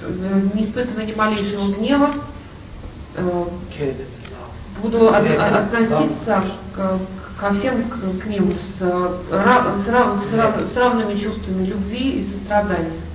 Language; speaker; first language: Russian; native; Russian